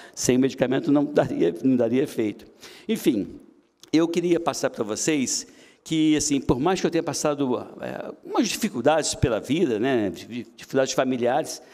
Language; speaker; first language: Portuguese; native; Portuguese